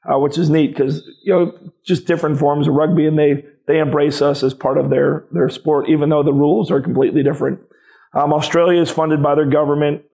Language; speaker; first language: English; native; English